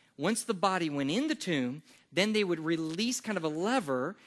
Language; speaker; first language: English; native; English